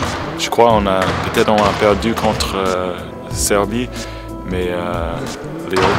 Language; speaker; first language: French; non-native, fluent; English